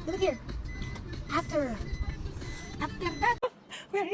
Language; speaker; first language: English; non-native, local second language; Filipino